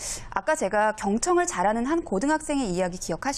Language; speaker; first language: Korean; native; Korean